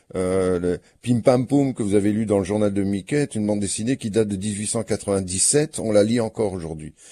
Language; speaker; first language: French; native; French